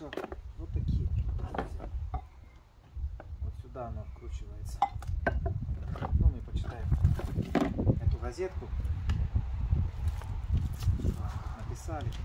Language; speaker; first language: Russian; native; Russian